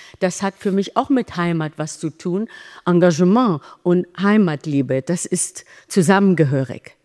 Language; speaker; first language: German; early bilingual, other home language; Greek